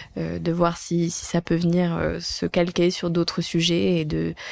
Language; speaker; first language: French; native; French